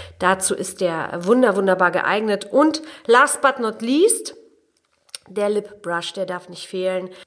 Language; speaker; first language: German; early bilingual, other home language; Polish